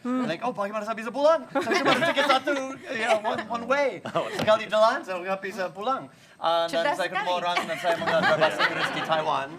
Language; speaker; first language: Indonesian; non-native, fluent; English